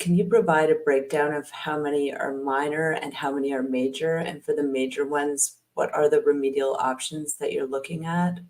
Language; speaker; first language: English; native; English